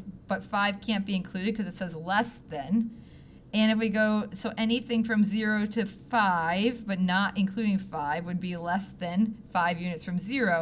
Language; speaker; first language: English; native; English